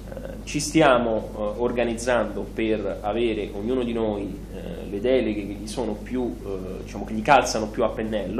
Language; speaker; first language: Italian; native; Italian